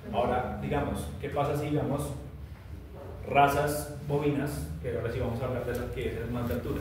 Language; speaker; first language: Spanish; native; Spanish